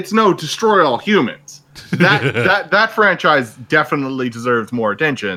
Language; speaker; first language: English; native; English